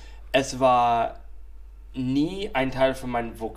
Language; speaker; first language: German; non-native, fluent; English